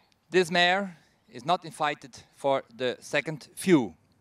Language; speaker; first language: English; non-native, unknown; Dutch